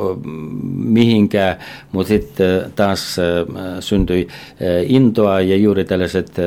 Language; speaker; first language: Finnish; non-native, fluent; Russian